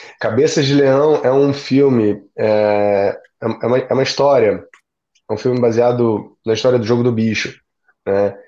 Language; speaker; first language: Portuguese; native; Portuguese